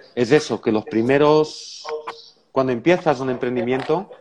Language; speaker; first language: Spanish; non-native, fluent; Dutch